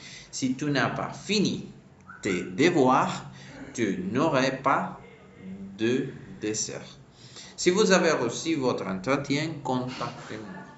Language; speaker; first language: French; non-native, fluent; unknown